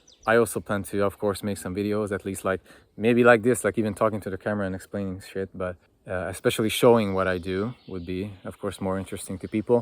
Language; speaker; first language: English; non-native, fluent; Hungarian